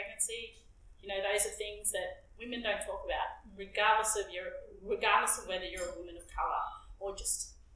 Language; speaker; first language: English; native; English